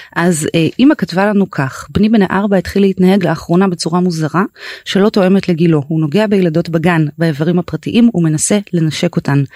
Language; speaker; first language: Hebrew; native; Hebrew